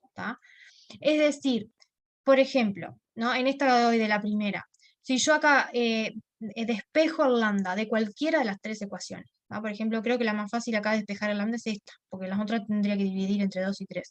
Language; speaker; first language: Spanish; native; Spanish